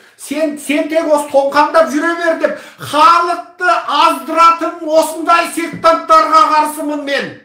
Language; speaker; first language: Kazakh; early bilingual, heritage; Kazakh